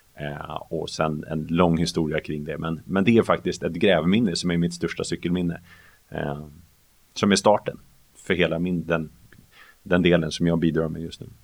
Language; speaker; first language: Swedish; native; Swedish